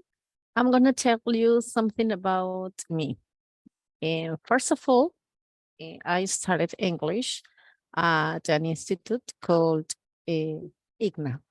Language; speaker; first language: English; non-native, learner; Spanish